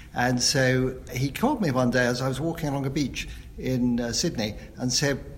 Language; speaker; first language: English; native; English